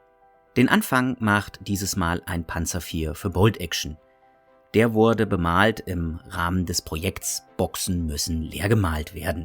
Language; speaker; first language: German; native; German